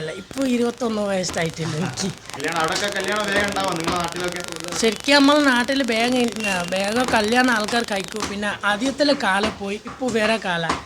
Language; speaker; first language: Malayalam; non-native, local second language; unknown